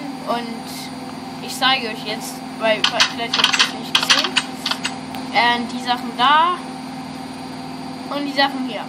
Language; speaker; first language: German; non-native, fluent; English